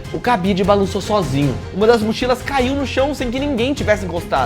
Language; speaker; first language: Portuguese; native; Portuguese